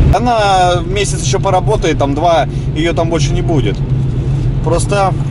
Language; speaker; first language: Russian; native; Russian